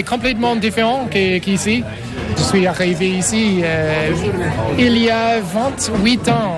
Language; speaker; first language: French; non-native, fluent; English